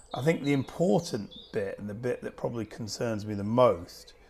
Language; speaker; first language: English; native; English